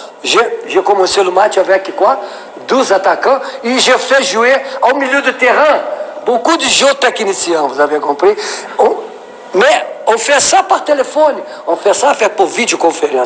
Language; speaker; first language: French; non-native, learner; Portuguese